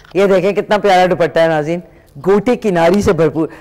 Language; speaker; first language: Urdu; native; Urdu